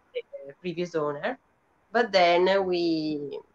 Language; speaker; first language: English; non-native, fluent; Italian